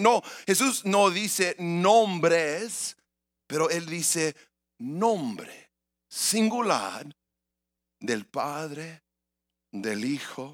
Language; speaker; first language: Spanish; early bilingual, heritage; English